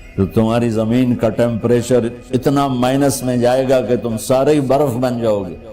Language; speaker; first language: Urdu; non-native, local second language; Punjabi